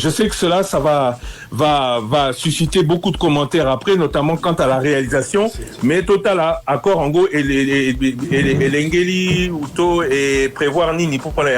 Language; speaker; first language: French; non-native, local second language; Lingala